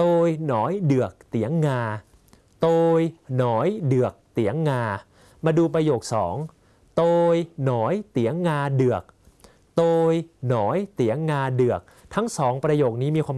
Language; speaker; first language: Thai; native; Thai